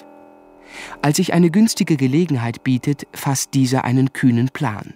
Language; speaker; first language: German; native; German